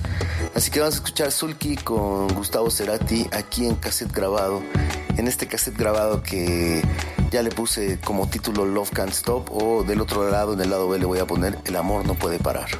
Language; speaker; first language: Spanish; native; Spanish